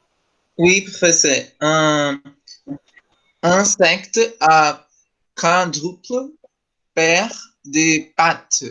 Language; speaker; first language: French; non-native, learner; Portuguese